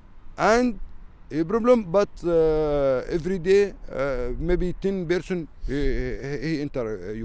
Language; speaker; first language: English; non-native, learner; Arabic